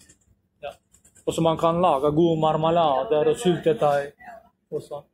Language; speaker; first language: Swedish; non-native, learner; Turkish